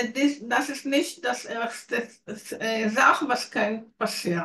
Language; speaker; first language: German; non-native, learner; Hebrew